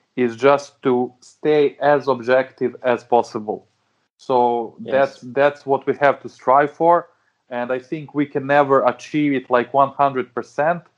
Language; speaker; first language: English; non-native, fluent; Serbian